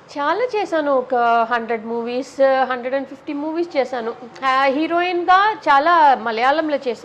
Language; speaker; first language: Telugu; non-native, local second language; Tamil